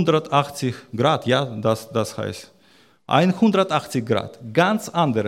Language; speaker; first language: German; non-native, learner; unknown